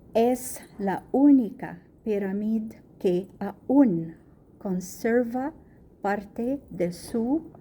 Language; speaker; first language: Spanish; non-native, learner; Arabic